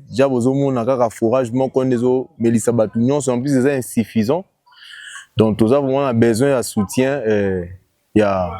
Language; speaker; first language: Lingala; native; Lingala